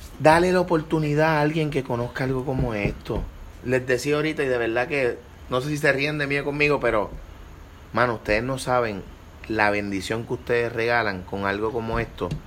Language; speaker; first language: Spanish; native; Spanish